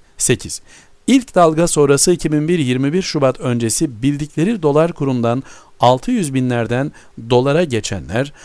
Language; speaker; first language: Turkish; native; Turkish